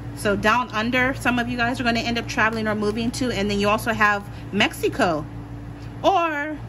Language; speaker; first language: English; native; English